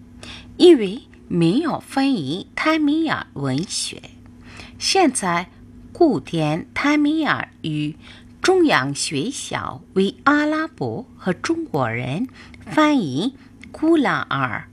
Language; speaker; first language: Chinese; non-native, fluent; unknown